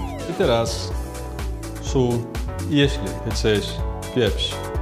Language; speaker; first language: Polish; non-native, learner; Portuguese